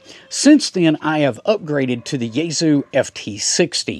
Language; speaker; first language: English; native; English